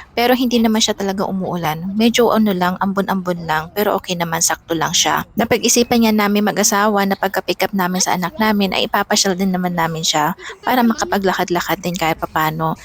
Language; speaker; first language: Filipino; non-native, local second language; Iloko